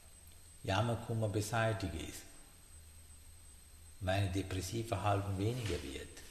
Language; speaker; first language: German; non-native, learner; Sinhala